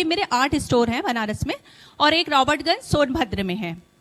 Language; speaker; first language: Hindi; native; Hindi